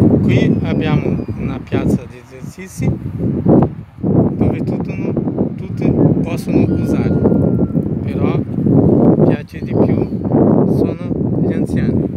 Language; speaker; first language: Italian; non-native, learner; Portuguese